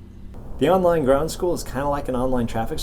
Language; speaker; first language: English; native; English